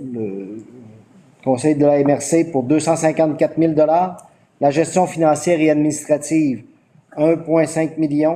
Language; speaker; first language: French; native; French